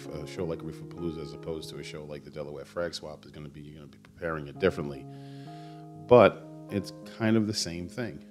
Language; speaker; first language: English; native; English